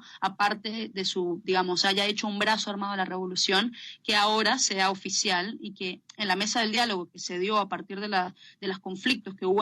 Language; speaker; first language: Spanish; native; Spanish